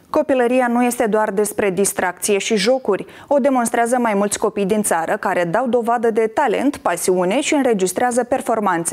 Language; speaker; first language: Romanian; native; Romanian